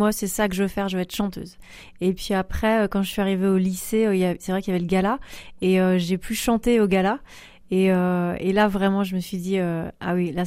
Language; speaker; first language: French; native; French